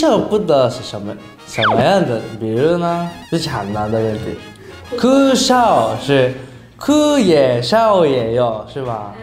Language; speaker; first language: Chinese; non-native, learner; Japanese